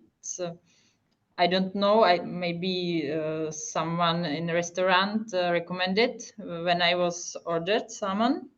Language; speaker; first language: English; non-native, fluent; Hungarian